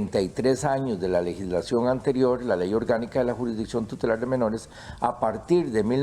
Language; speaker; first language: Spanish; native; Spanish